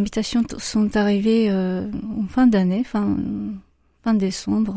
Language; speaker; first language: French; non-native, fluent; Japanese